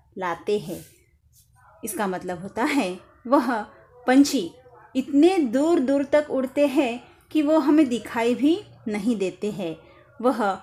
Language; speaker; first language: Hindi; non-native, local second language; Marathi